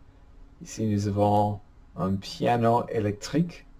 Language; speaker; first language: French; non-native, fluent; English